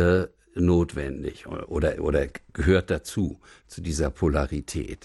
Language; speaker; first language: German; native; German